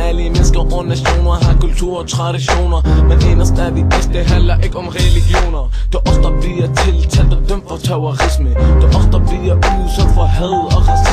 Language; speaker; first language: Danish; early bilingual, other home language; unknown